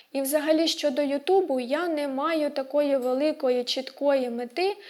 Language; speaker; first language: Ukrainian; non-native, local second language; Russian